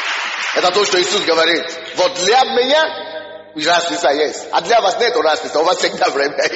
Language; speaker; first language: Russian; non-native, fluent; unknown